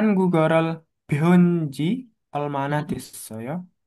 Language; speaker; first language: Korean; non-native, learner; Indonesian